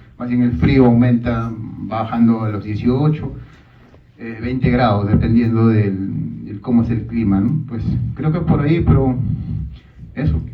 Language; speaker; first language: Spanish; non-native, local second language; Quechua